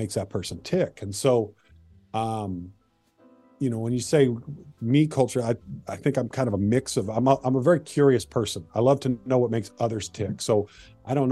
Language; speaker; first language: English; native; English